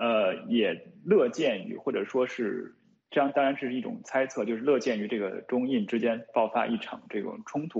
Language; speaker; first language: Chinese; native; Chinese